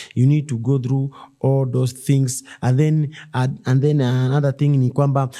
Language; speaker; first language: English; non-native, local second language; Swahili